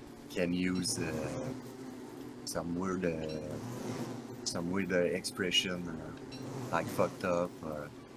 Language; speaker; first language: English; non-native, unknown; French